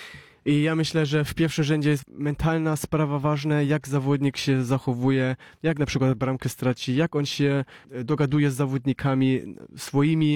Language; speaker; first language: Polish; early bilingual, heritage; Polish